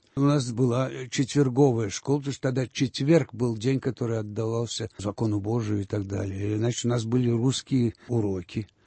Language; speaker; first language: Russian; early bilingual, heritage; Russian